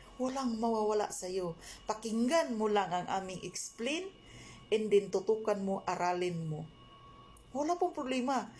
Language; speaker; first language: Filipino; non-native, local second language; Cebuano